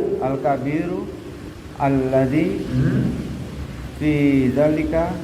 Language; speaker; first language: Arabic; non-native, learner; Indonesian